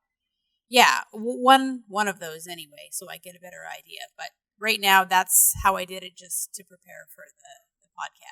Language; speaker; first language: English; native; English